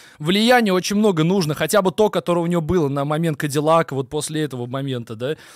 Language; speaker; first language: Russian; native; Russian